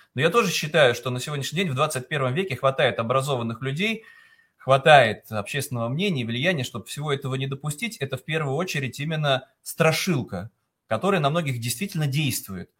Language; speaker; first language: Russian; native; Russian